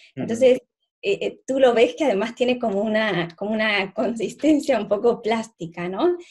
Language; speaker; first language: Spanish; native; Spanish